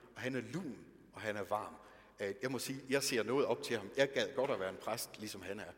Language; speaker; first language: Danish; native; Danish